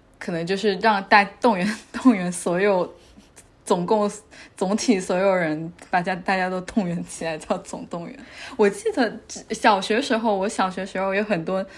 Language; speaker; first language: Chinese; native; Chinese